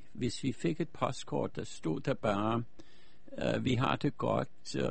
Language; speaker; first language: Danish; early bilingual, other home language; German